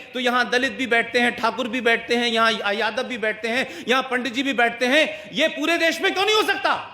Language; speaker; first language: Hindi; native; Hindi